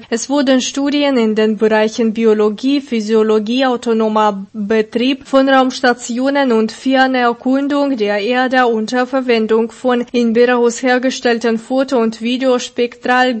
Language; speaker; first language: German; non-native, fluent; Russian